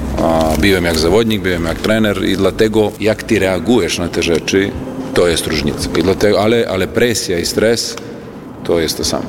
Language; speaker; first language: Polish; non-native, fluent; Serbian